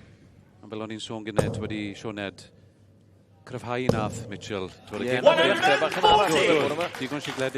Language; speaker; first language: Welsh; native; Welsh